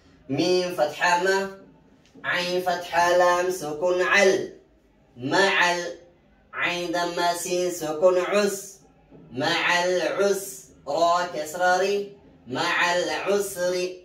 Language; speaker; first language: Arabic; non-native, fluent; Oromo